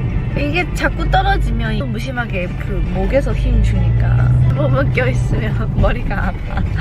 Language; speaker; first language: Korean; non-native, fluent; Chinese